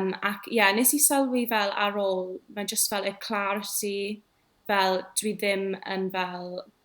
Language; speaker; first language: Welsh; non-native, local second language; English